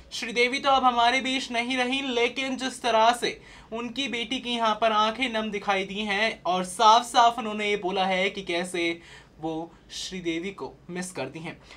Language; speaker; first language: Hindi; native; Hindi